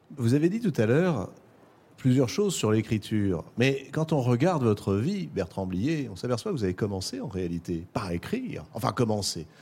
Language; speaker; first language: French; native; French